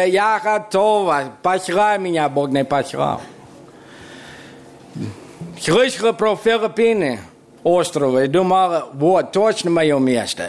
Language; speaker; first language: Russian; non-native, fluent; English